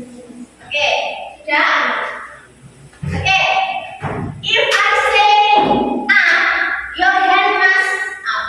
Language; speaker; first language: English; non-native, learner; Indonesian